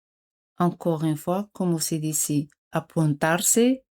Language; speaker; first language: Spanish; non-native, fluent; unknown